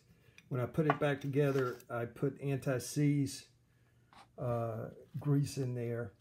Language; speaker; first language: English; native; English